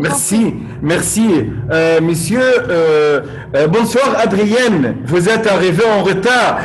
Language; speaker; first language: French; non-native, fluent; Arabic